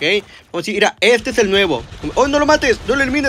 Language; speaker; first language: Spanish; native; Spanish